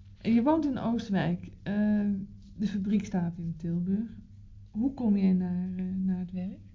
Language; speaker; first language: Dutch; native; Dutch